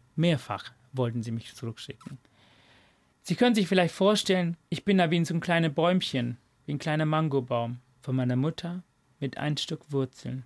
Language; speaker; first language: German; non-native, fluent; Tamil